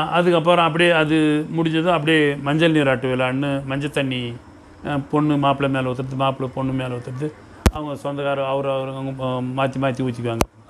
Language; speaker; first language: Tamil; non-native, local second language; Marathi